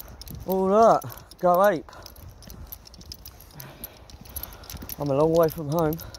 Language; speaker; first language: English; native; English